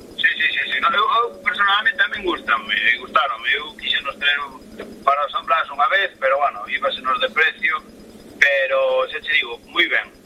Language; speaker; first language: Galician; native; Galician